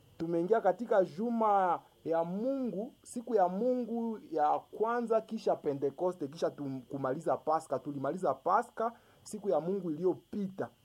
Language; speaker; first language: Swahili; native; Swahili